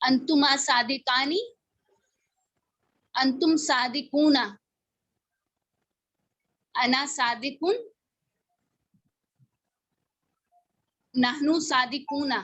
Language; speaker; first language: Arabic; non-native, learner; Urdu